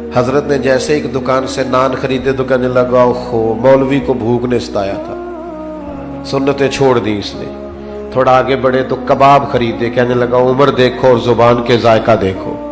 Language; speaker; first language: Urdu; non-native, local second language; Punjabi